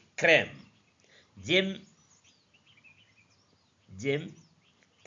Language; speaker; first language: French; non-native, learner; Nepali